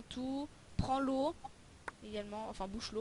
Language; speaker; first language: French; native; French